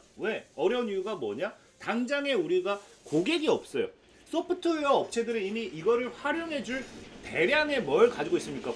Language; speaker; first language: Korean; native; Korean